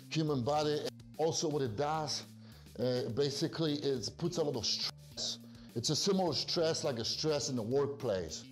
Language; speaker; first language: English; non-native, fluent; Polish